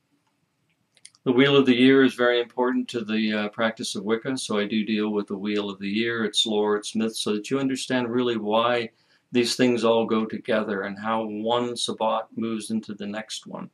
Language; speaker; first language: English; native; English